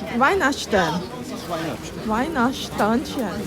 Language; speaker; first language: German; non-native, learner; Thai